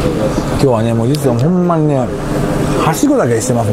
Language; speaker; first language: Japanese; native; Japanese